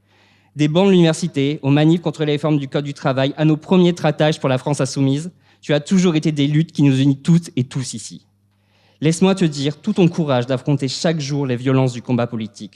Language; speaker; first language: French; native; French